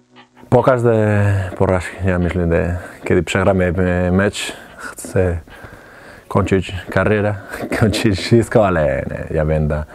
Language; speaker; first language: Polish; non-native, learner; Spanish